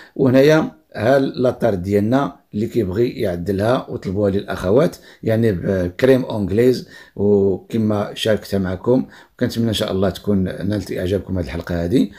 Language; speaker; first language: Arabic; native; Arabic